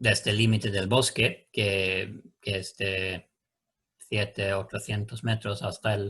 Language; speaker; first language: Spanish; non-native, learner; Swedish